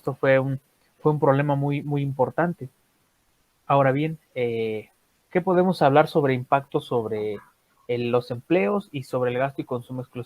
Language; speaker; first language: Spanish; native; Spanish